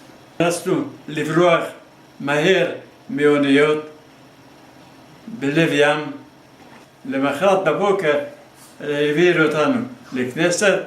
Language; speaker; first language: Hebrew; non-native, fluent; Hungarian